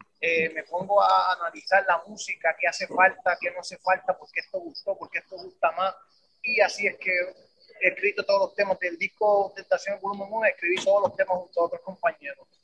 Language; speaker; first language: Spanish; native; Spanish